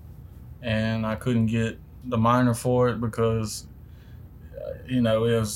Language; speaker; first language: English; native; English